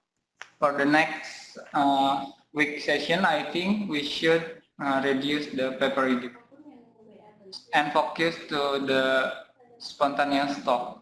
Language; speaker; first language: English; non-native, learner; Indonesian